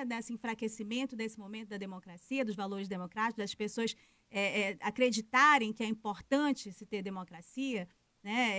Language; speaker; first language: Portuguese; native; Portuguese